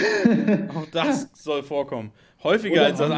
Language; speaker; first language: German; native; German